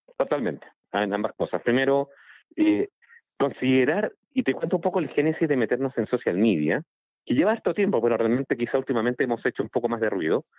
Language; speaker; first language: Spanish; native; Spanish